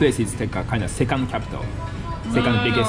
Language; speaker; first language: English; non-native, fluent; Japanese